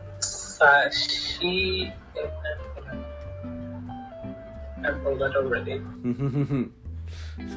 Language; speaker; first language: Japanese; non-native, learner; English